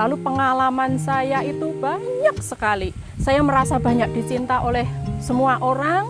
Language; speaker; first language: Indonesian; non-native, local second language; Javanese